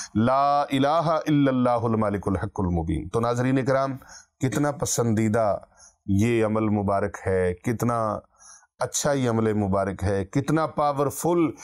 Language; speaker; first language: Urdu; non-native, local second language; Punjabi